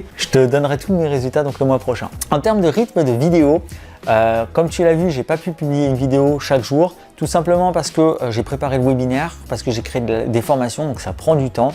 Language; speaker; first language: French; native; French